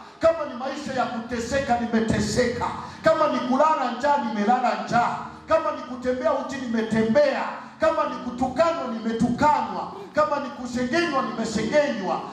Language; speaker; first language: Swahili; non-native, local second language; Gusii